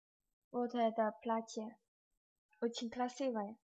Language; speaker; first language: Russian; non-native, learner; Chinese